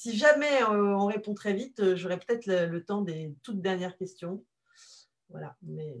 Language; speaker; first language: French; native; French